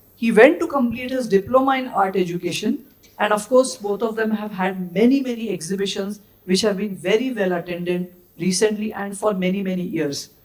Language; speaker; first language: English; non-native, local second language; Marathi